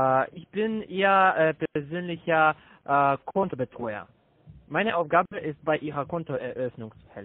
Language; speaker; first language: German; non-native, learner; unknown